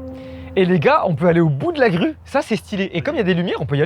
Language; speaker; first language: French; native; French